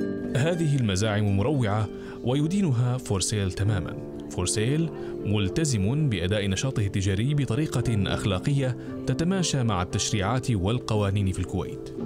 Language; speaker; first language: Arabic; native; Arabic